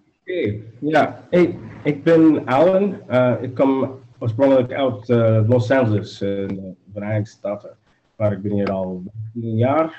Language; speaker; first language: Dutch; non-native, learner; English